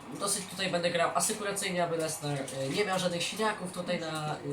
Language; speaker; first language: Polish; native; Polish